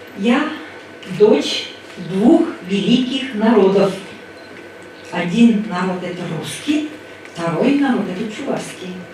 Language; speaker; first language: Russian; native; Russian